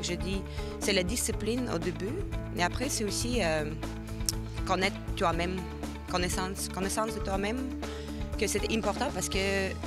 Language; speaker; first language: French; non-native, fluent; Russian